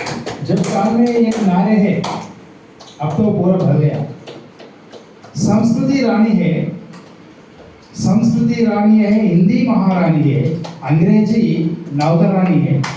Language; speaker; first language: Hindi; non-native, local second language; Telugu